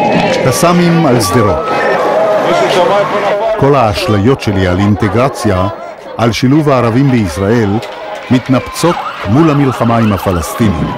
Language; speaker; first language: Hebrew; native; Hebrew